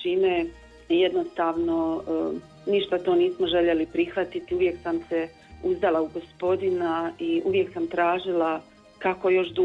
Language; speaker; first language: Croatian; native; Croatian